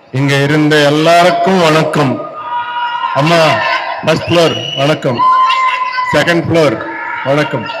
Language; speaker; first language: Tamil; non-native, learner; Telugu